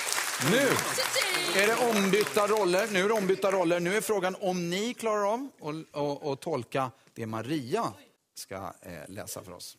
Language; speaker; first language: Swedish; native; Swedish